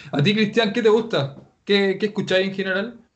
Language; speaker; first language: Spanish; native; Spanish